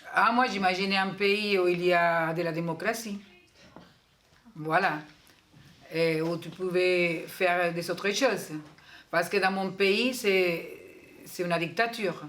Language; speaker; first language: French; non-native, fluent; Spanish